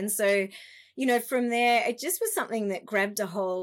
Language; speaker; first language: English; native; English